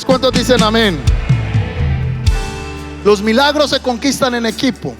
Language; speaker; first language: Spanish; native; Spanish